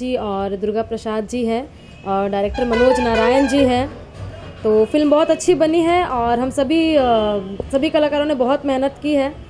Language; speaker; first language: Hindi; native; Hindi